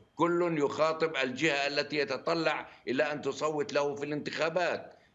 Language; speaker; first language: Arabic; native; Arabic